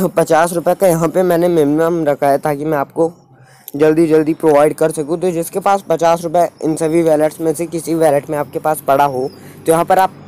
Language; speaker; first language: Hindi; native; Hindi